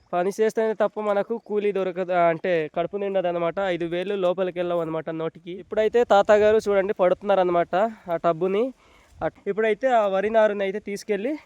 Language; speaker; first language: Telugu; non-native, local second language; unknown